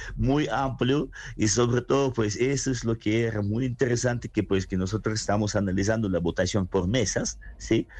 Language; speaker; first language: Spanish; non-native, fluent; Russian